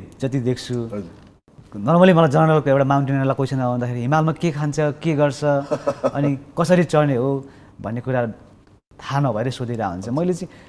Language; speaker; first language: Nepali; non-native, local second language; Sherpa